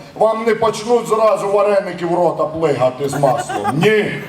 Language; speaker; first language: Ukrainian; native; Ukrainian